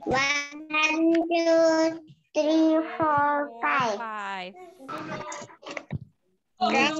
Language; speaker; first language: English; non-native, learner; Indonesian